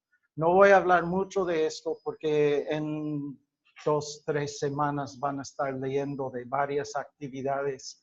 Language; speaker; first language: Spanish; non-native, fluent; English